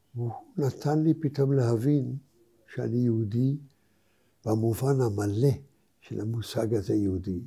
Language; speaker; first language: Hebrew; early bilingual, other home language; Polish